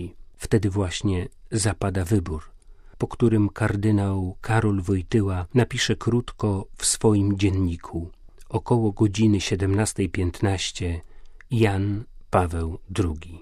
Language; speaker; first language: Polish; native; Polish